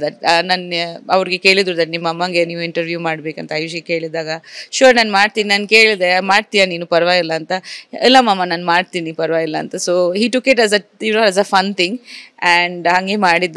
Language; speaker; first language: Kannada; non-native, fluent; Bangla